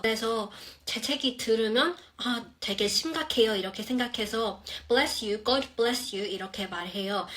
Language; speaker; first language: Korean; non-native, fluent; English